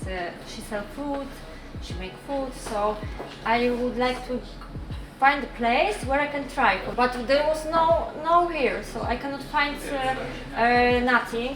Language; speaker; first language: English; non-native, learner; Polish